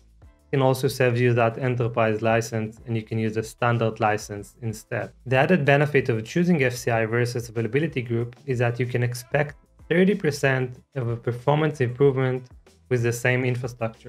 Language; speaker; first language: English; non-native, fluent; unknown